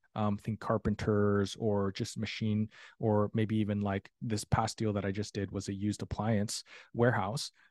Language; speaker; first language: English; native; English